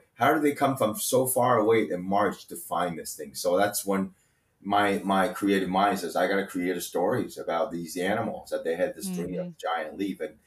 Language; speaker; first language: English; early bilingual, other home language; Chinese